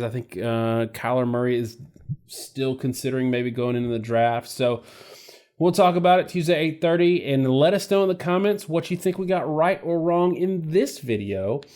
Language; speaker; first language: English; native; English